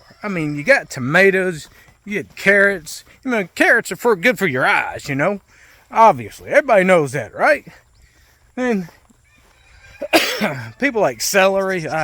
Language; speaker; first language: English; native; English